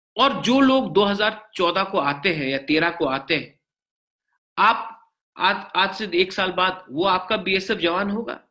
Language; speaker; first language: Hindi; non-native, local second language; Bangla